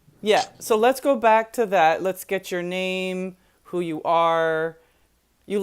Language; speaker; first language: English; native; English